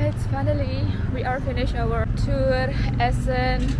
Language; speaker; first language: English; non-native, learner; Indonesian